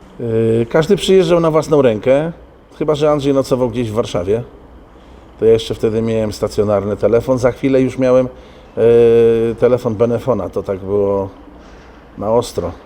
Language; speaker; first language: Polish; native; Polish